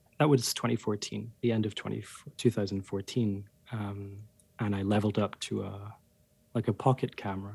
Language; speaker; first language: English; native; English